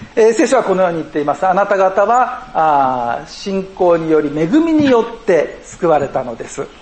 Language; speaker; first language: Japanese; native; Japanese